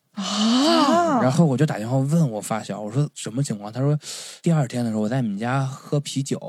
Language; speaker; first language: Chinese; native; Chinese